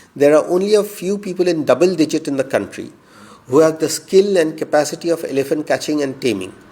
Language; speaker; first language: English; non-native, local second language; Assamese